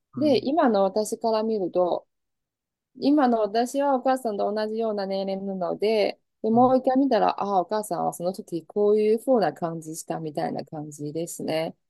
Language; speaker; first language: Japanese; non-native, fluent; Chinese